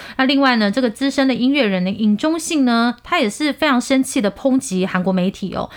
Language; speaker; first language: Chinese; non-native, fluent; Korean